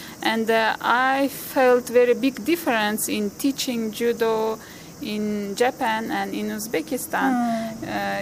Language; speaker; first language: English; non-native, fluent; Uzbek